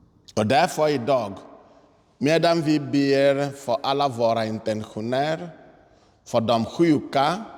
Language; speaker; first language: Swedish; non-native, fluent; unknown